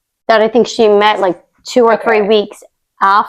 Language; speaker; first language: English; native; English